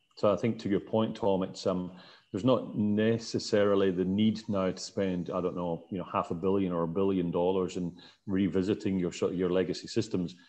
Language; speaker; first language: English; native; English